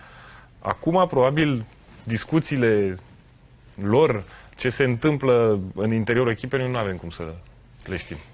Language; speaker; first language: Romanian; native; Romanian